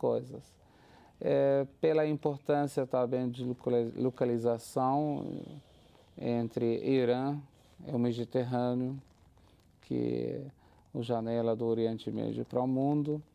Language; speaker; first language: Portuguese; non-native, fluent; Arabic